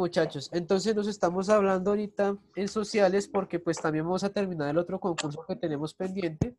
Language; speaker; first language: Spanish; native; Spanish